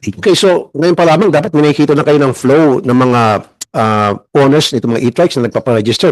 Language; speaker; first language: Filipino; native; Filipino